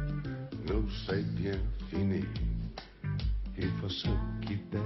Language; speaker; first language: French; non-native, learner; Spanish